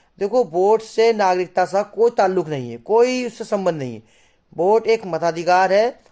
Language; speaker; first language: Hindi; native; Hindi